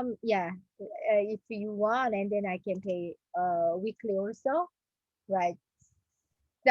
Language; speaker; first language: English; non-native, learner; Korean